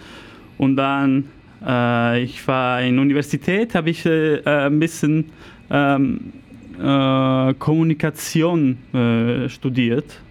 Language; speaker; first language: German; non-native, fluent; Italian